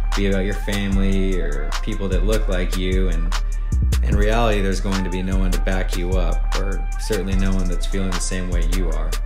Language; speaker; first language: English; native; English